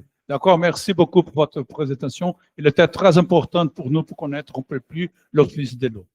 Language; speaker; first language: French; non-native, learner; Portuguese